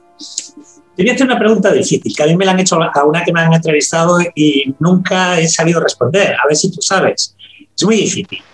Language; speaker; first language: Spanish; native; Spanish